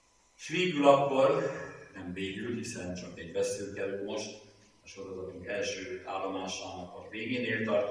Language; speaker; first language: Hungarian; native; Hungarian